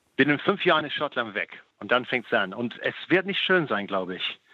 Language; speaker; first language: German; non-native, fluent; English